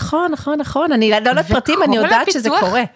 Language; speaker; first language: Hebrew; native; Hebrew